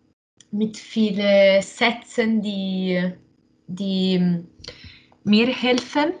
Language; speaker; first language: German; non-native, local second language; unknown